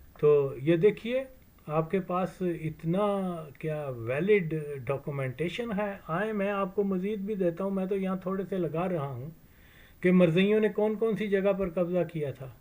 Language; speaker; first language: Urdu; non-native, local second language; Punjabi